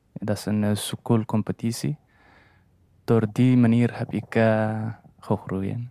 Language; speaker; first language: Dutch; non-native, learner; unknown